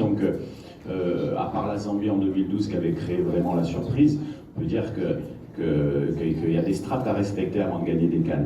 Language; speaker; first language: French; native; French